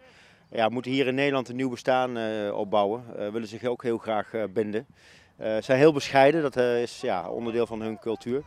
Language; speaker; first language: Dutch; native; Dutch